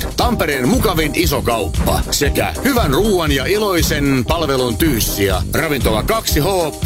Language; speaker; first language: Finnish; native; Finnish